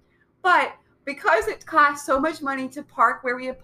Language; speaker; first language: English; native; English